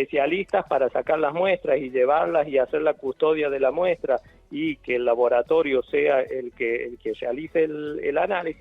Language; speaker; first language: Spanish; native; Spanish